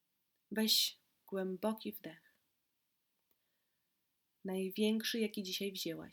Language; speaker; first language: Polish; native; Polish